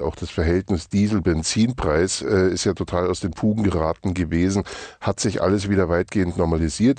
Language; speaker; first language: German; native; German